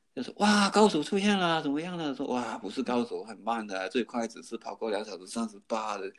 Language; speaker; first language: Chinese; non-native, fluent; Cantonese